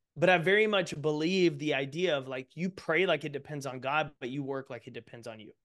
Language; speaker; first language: English; native; English